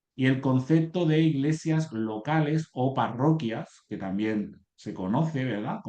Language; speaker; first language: Spanish; native; Spanish